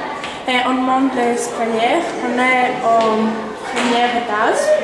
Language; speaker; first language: French; non-native, learner; Greek